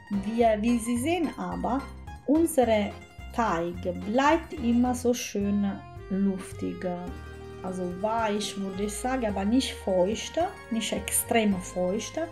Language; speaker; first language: German; non-native, fluent; Italian